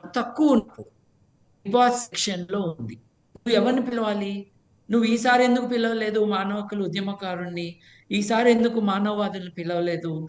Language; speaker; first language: Telugu; native; Telugu